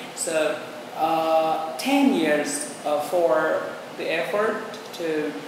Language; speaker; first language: English; non-native, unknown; Vietnamese